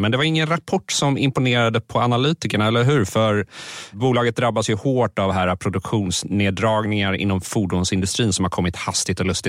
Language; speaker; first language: Swedish; native; Swedish